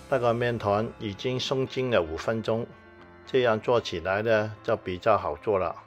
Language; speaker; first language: Chinese; non-native, local second language; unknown